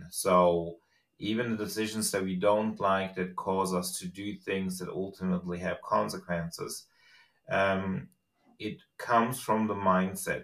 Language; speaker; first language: English; non-native, fluent; Swiss German